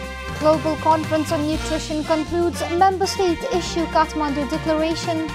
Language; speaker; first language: English; non-native, local second language; Nepali